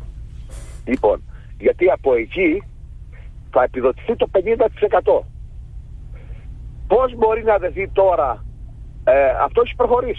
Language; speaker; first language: Greek; native; Greek